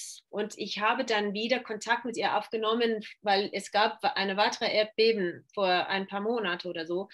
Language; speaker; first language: German; non-native, fluent; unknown